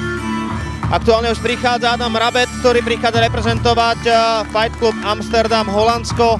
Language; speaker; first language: Slovak; native; Slovak